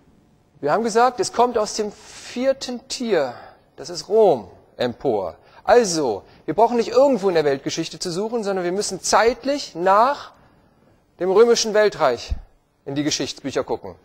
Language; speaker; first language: German; native; German